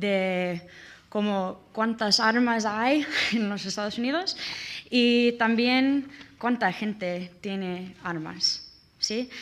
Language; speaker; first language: Spanish; non-native, learner; English